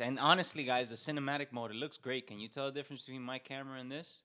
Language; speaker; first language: English; early bilingual, other home language; Spanish